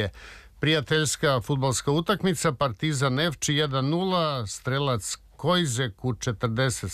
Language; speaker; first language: Serbian; native; Serbian